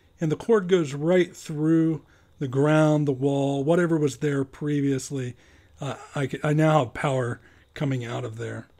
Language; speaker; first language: English; native; English